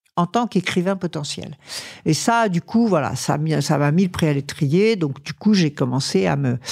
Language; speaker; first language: French; native; French